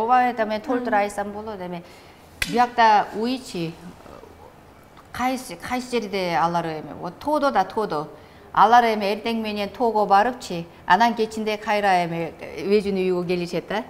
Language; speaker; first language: Kyrgyz; non-native, learner; Korean